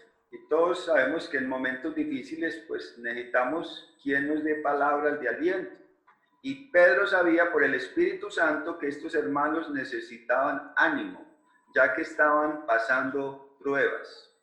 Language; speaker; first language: Spanish; native; Spanish